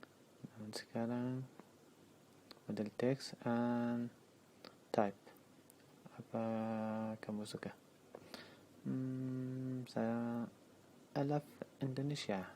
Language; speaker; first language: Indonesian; non-native, learner; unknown